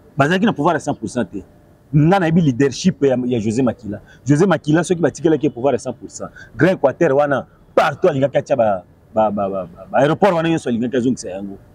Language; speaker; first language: Lingala; native; Lingala